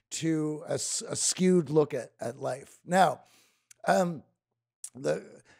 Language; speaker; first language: English; native; English